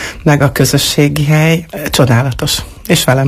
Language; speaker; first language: Hungarian; native; Hungarian